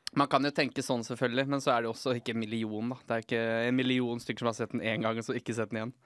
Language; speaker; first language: Norwegian; native; Norwegian